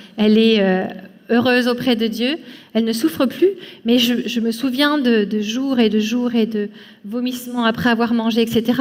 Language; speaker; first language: French; native; French